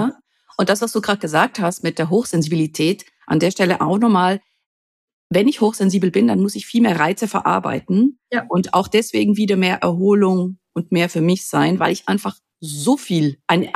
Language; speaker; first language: German; native; German